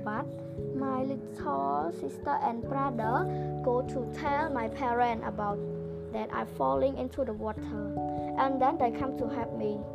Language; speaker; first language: English; non-native, learner; Khmer